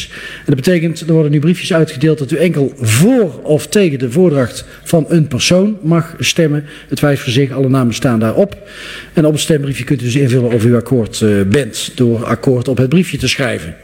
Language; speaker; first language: Dutch; native; Dutch